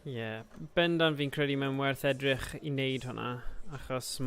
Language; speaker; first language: Welsh; non-native, local second language; English